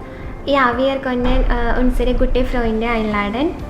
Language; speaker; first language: German; non-native, learner; Malayalam